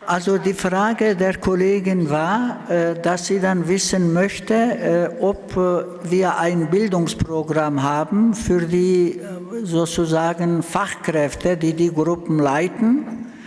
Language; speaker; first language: German; non-native, fluent; Turkish